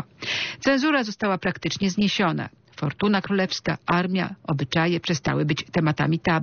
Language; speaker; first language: Polish; native; Polish